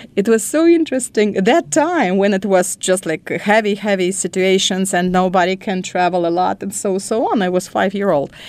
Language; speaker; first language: English; non-native, fluent; Russian